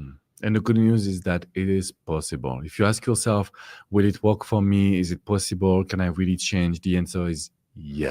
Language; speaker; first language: English; non-native, fluent; French